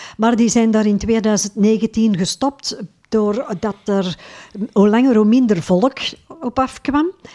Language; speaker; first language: Dutch; native; Dutch